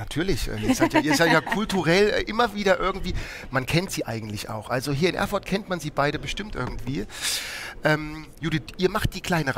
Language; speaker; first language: German; native; German